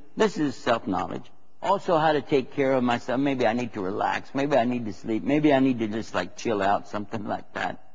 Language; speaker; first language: English; native; English